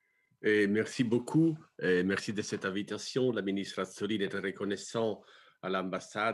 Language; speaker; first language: French; non-native, fluent; Italian